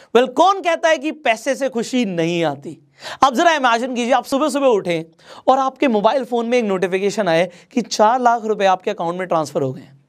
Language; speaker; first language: Hindi; non-native, local second language; Marathi